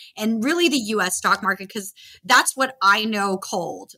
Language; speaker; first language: English; native; English